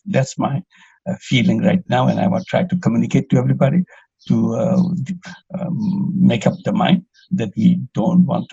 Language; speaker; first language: English; non-native, local second language; Bangla